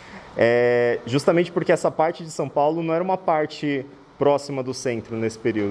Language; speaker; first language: Portuguese; native; Portuguese